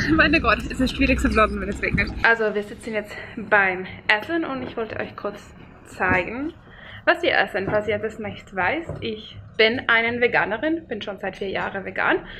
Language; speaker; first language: German; non-native, fluent; Finnish